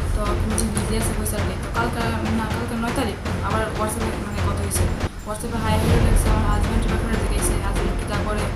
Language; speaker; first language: Bangla; native; Bangla